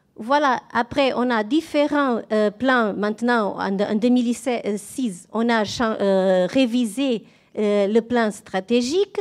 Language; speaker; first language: French; non-native, fluent; Portuguese